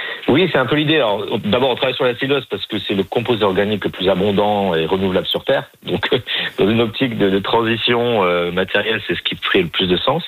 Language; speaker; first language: French; native; French